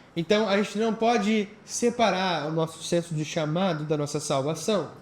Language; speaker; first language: Portuguese; native; Portuguese